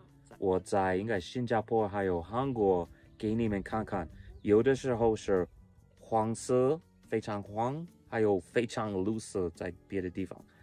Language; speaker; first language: Chinese; non-native, fluent; English